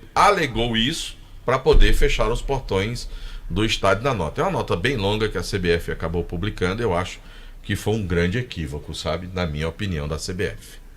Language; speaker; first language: Portuguese; native; Portuguese